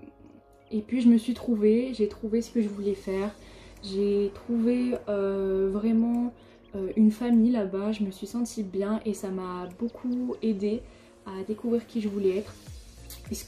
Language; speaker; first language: French; native; French